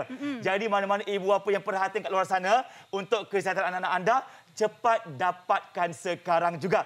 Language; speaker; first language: Malay; native; Malay